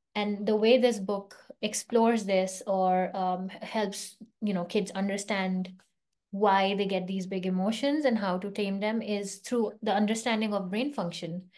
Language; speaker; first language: English; non-native, local second language; Hindi